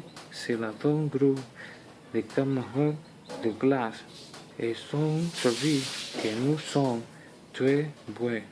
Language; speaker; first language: French; non-native, learner; Spanish